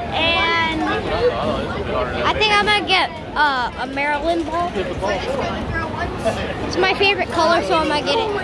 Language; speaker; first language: English; native; English